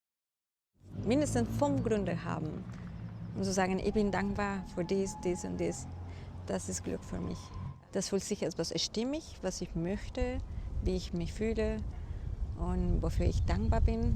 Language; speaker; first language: German; non-native, fluent; Spanish